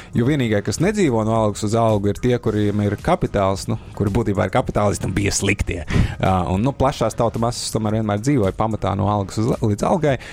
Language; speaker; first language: Latvian; native; Latvian